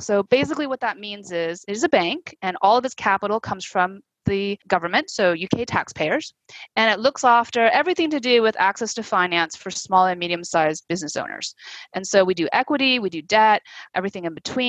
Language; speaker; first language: English; native; English